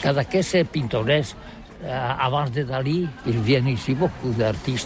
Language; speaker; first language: French; non-native, learner; Catalan